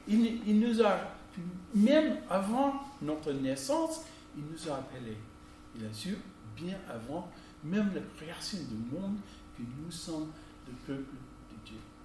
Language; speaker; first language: French; non-native, fluent; English